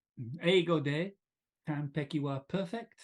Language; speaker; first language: Japanese; non-native, learner; English